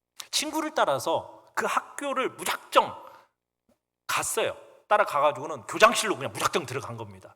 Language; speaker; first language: Korean; native; Korean